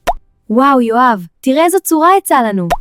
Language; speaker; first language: Hebrew; native; Hebrew